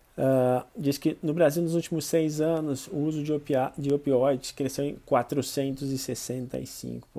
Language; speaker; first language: Portuguese; native; Portuguese